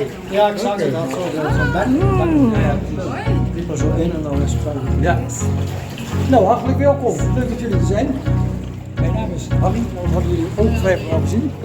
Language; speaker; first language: Dutch; native; Dutch